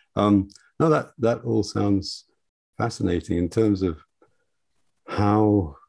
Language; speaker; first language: English; native; English